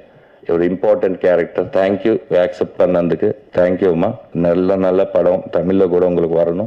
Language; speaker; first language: Tamil; non-native, learner; Telugu